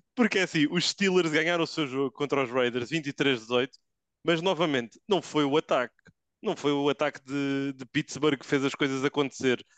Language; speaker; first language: Portuguese; native; Portuguese